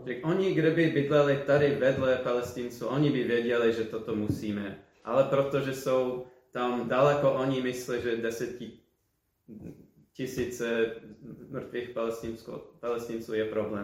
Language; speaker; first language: Czech; non-native, fluent; English